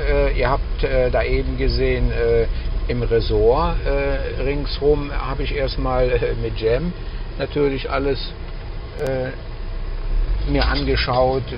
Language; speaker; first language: German; native; German